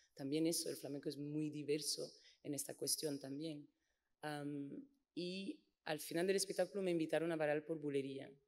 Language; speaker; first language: Spanish; non-native, fluent; English